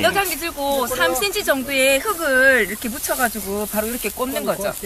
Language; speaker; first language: Korean; native; Korean